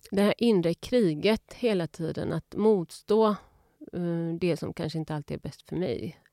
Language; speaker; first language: Swedish; early bilingual, other home language; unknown